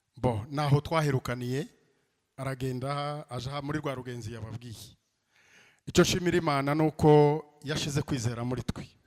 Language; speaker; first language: Kinyarwanda; native; Kinyarwanda